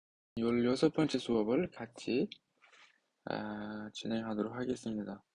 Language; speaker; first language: Korean; non-native, fluent; Uzbek